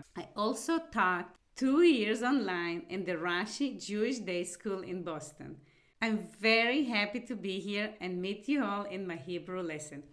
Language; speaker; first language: English; non-native, fluent; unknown